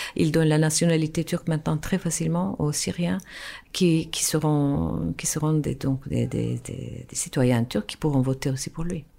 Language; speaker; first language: French; non-native, fluent; Turkish